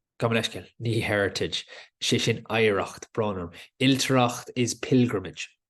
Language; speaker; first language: Irish; native; Irish